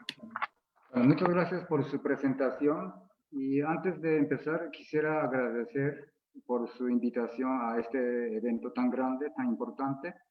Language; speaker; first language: Spanish; non-native, fluent; Japanese